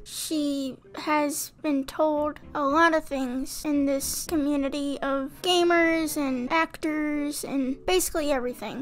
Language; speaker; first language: English; native; English